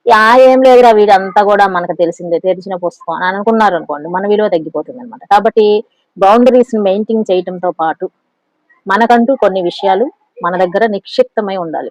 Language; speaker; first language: Telugu; native; Telugu